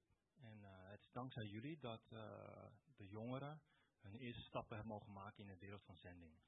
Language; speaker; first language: Dutch; early bilingual, other home language; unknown